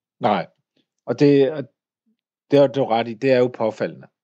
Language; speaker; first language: Danish; native; Danish